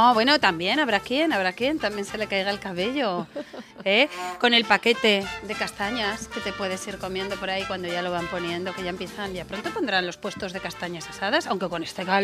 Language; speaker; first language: Spanish; native; Spanish